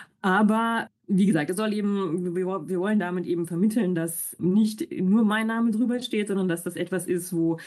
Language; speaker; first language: German; native; German